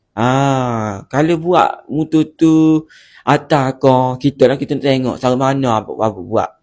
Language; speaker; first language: Malay; native; Malay